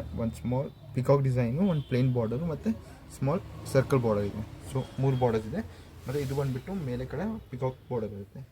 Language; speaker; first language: Kannada; non-native, local second language; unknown